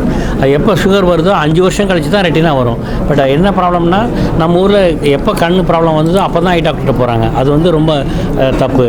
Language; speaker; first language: Tamil; native; Tamil